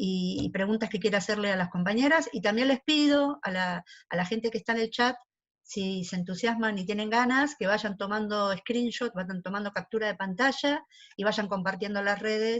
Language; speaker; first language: Spanish; native; Spanish